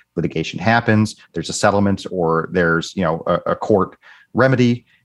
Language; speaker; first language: English; native; English